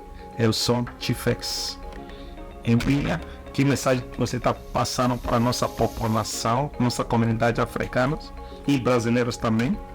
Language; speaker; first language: Portuguese; non-native, learner; Igbo